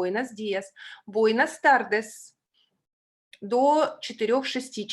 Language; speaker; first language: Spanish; non-native, fluent; Russian